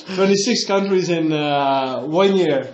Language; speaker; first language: English; non-native, learner; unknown